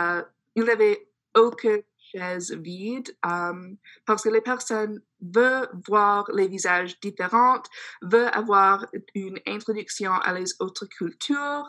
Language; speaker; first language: French; non-native, fluent; English